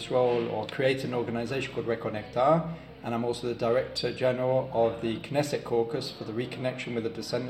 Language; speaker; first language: English; native; English